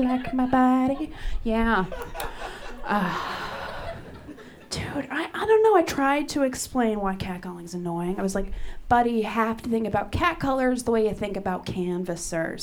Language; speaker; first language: English; native; English